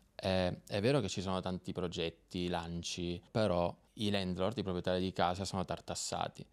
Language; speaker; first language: Italian; native; Italian